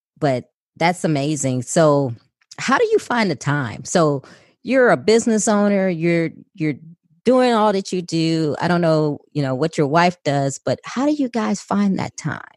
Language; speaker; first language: English; native; English